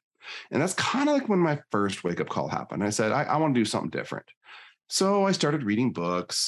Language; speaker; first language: English; native; English